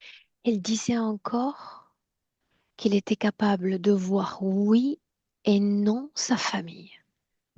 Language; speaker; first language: French; native; French